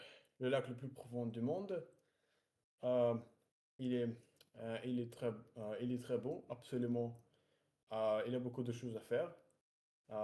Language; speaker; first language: French; non-native, learner; Russian